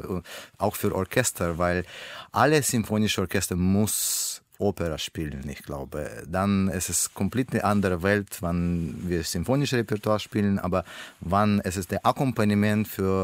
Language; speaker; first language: German; non-native, learner; Russian